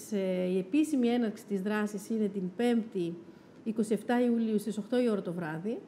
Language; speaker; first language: Greek; native; Greek